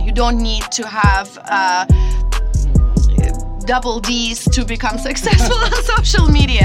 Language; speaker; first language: English; non-native, fluent; Russian